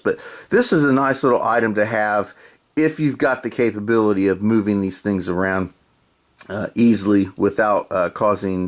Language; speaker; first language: English; native; English